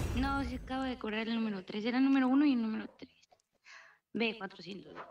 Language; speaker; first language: Spanish; native; Spanish